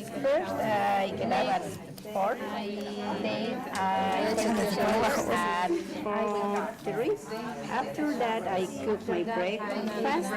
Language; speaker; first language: English; non-native, learner; Spanish